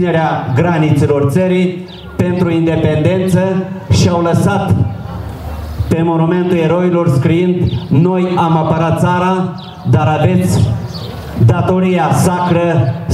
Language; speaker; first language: Romanian; native; Romanian